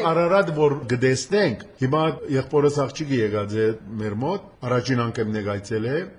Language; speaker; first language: Armenian; early bilingual, heritage; Armenian